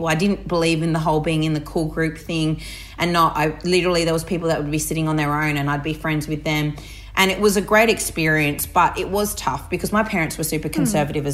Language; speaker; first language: English; native; English